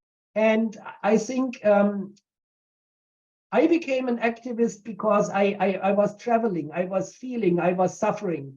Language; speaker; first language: English; non-native, fluent; German